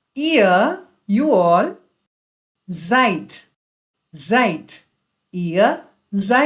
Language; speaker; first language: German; non-native, fluent; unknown